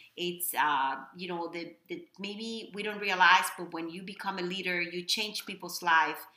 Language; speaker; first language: English; non-native, fluent; Spanish